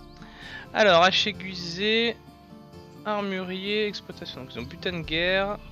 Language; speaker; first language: French; native; French